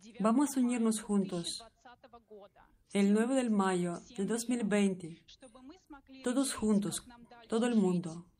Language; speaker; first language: Spanish; non-native, learner; Russian